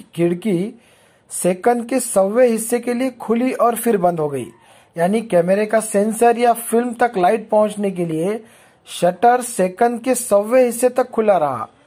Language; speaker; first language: Hindi; non-native, local second language; Marathi